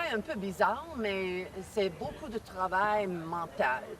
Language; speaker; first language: French; non-native, learner; English